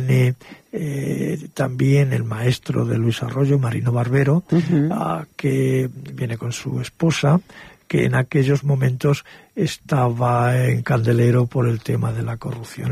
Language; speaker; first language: Spanish; native; Spanish